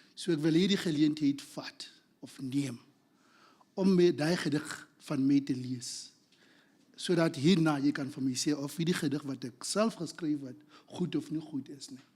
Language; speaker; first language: Afrikaans; non-native, local second language; Southern Sotho